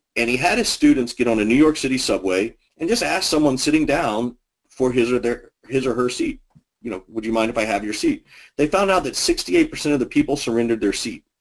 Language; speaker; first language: English; native; English